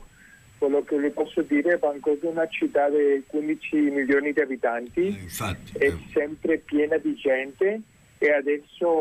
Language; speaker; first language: Italian; non-native, fluent; Spanish